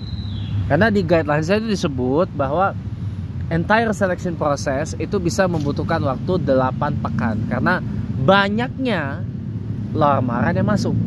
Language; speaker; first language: Indonesian; native; Indonesian